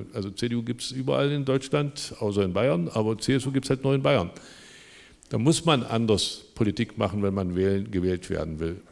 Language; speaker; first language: German; non-native, local second language; Upper Sorbian